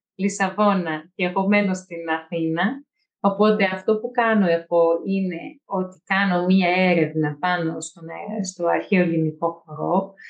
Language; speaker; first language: Greek; non-native, fluent; Portuguese